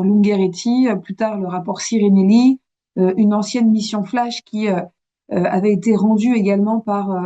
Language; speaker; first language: French; native; French